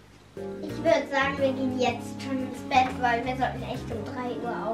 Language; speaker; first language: German; native; German